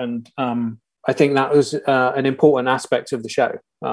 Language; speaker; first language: English; native; English